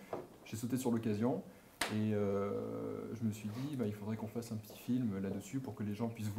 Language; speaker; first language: French; native; French